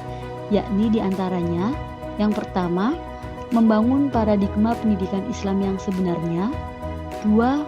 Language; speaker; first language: Indonesian; native; Indonesian